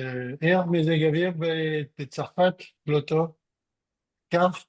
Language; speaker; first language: Hebrew; non-native, learner; French